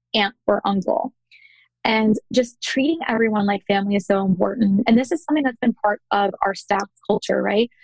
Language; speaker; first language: English; native; English